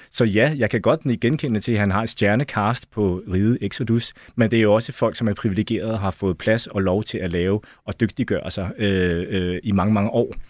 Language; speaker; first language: Danish; early bilingual, other home language; Chinese